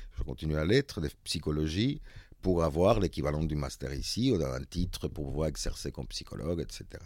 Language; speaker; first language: French; non-native, fluent; Spanish